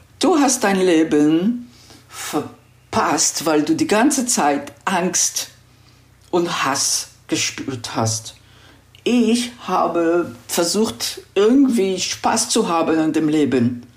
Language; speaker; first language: German; non-native, fluent; Hebrew